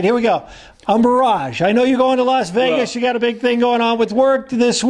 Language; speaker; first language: English; native; English